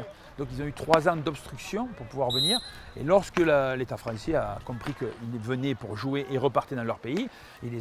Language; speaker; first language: French; native; French